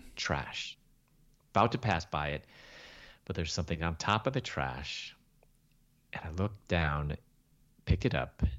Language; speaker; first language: English; native; English